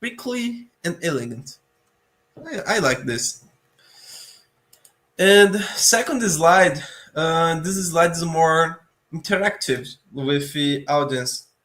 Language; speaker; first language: English; non-native, learner; Portuguese